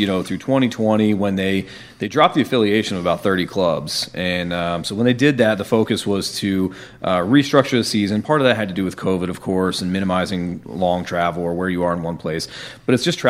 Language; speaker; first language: English; native; English